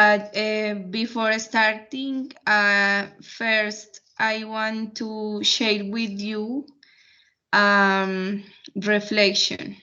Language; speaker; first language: English; non-native, fluent; Spanish